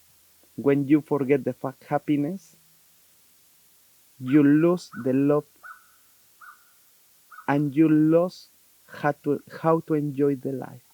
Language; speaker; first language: English; non-native, learner; Spanish